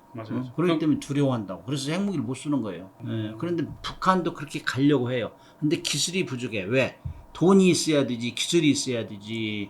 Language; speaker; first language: Korean; native; Korean